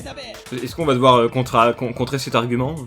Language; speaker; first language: French; native; French